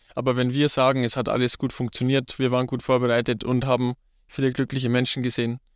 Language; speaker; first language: German; native; German